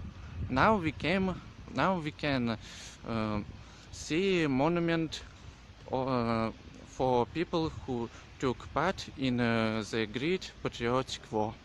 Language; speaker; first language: English; non-native, learner; Russian